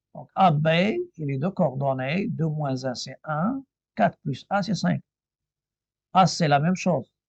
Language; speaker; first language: French; non-native, local second language; Arabic